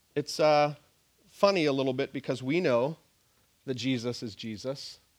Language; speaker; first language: English; native; English